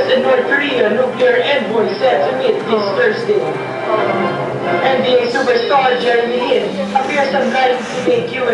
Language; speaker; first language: English; non-native, local second language; Filipino